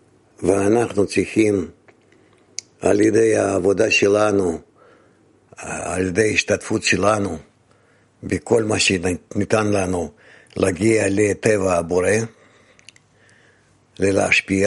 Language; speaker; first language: Hebrew; non-native, fluent; Russian